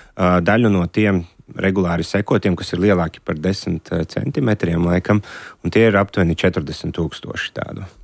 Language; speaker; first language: Latvian; native; Latvian